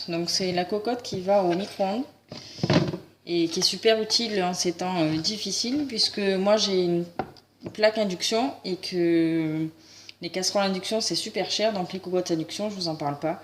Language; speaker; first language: French; native; French